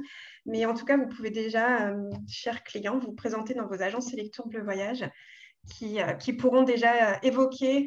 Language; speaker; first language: French; native; French